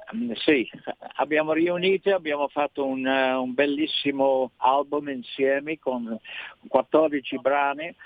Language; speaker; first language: Italian; non-native, fluent; English